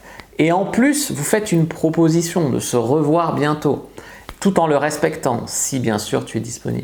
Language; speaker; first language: French; native; French